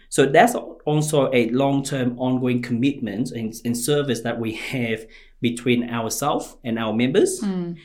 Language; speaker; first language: English; non-native, fluent; Vietnamese